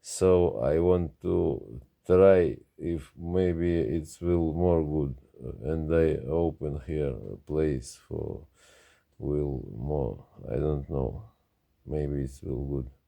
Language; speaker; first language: English; non-native, learner; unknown